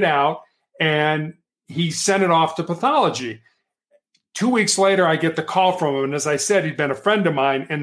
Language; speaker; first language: English; native; English